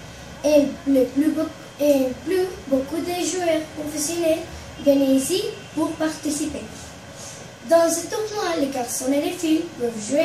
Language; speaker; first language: French; non-native, learner; Spanish